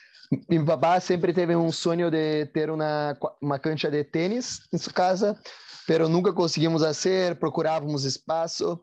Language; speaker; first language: Spanish; non-native, learner; Portuguese